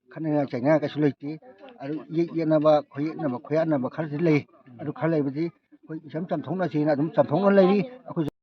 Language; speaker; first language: Manipuri; native; Manipuri